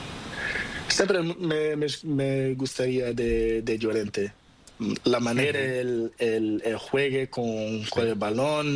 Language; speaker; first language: Spanish; non-native, learner; Portuguese